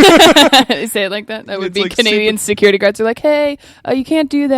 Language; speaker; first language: English; native; English